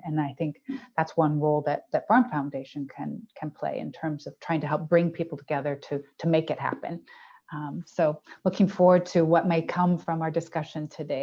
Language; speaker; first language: English; native; English